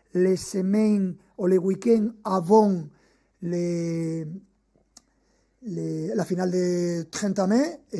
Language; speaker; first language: French; non-native, fluent; Spanish